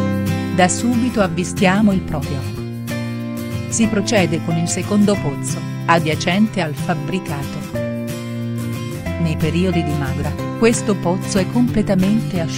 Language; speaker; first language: Italian; native; Italian